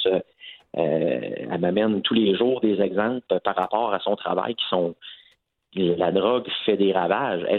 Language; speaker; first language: French; native; French